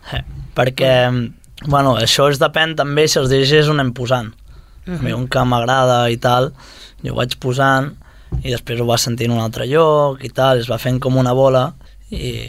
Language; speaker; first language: Catalan; native; Catalan